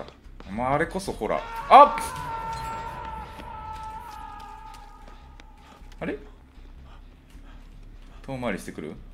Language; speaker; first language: Japanese; native; Japanese